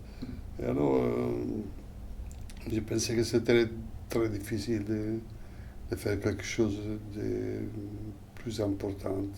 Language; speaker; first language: French; non-native, fluent; Italian